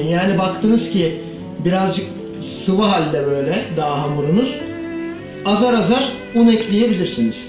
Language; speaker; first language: Turkish; native; Turkish